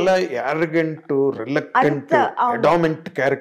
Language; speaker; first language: Telugu; native; Telugu